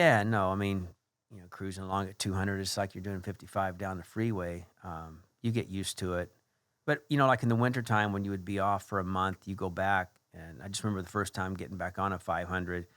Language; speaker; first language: English; native; English